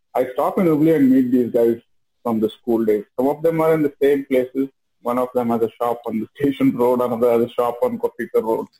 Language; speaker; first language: English; non-native, local second language; Kannada